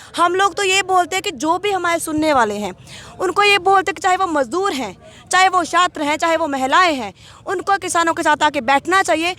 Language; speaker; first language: Hindi; non-native, local second language; Punjabi